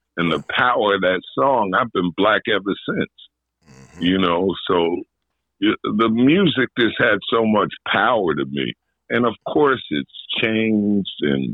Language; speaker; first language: English; native; English